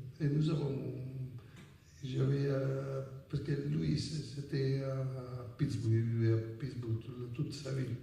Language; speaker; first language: French; non-native, fluent; Italian